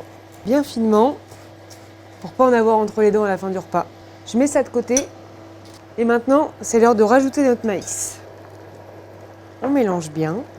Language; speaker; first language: French; native; French